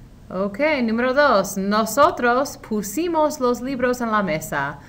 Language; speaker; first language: Spanish; non-native, fluent; English